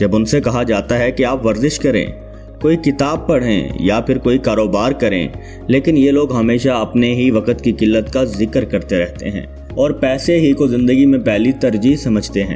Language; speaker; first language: Urdu; native; Urdu